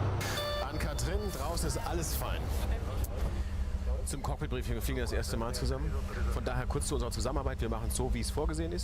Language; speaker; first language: German; native; German